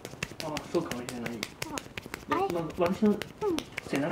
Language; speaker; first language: Japanese; non-native, learner; Chinese